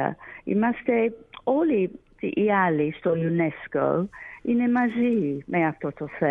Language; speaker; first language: Greek; non-native, learner; English